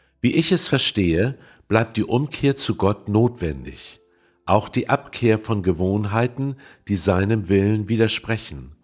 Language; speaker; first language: German; native; German